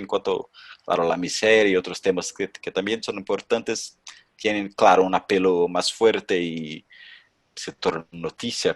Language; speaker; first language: Spanish; non-native, fluent; Portuguese